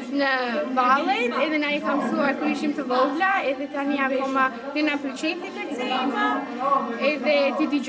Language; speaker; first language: Albanian; early bilingual, other home language; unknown